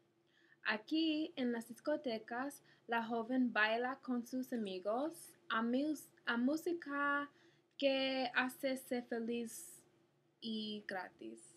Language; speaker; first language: Spanish; non-native, learner; English